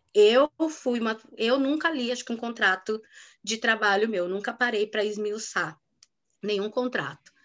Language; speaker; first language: Portuguese; native; Portuguese